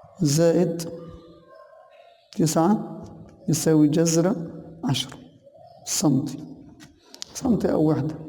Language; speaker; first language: Arabic; native; Arabic